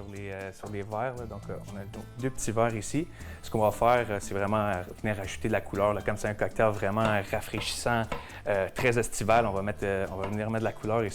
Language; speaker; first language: French; native; French